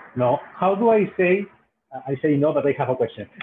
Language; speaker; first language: English; non-native, fluent; Spanish